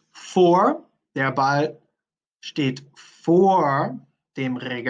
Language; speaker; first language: German; non-native, fluent; English